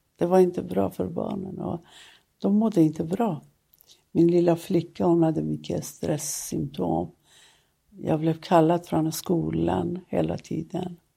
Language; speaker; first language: Swedish; non-native, fluent; Persian